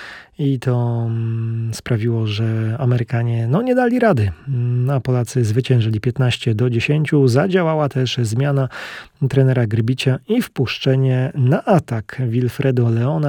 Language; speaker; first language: Polish; native; Polish